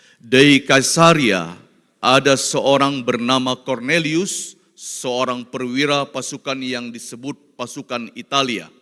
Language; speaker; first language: Indonesian; non-native, local second language; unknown